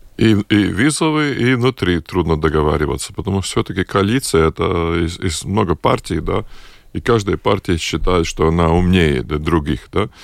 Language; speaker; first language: Russian; non-native, local second language; Latvian